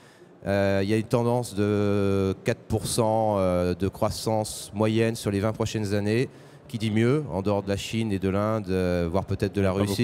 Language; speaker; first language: French; native; French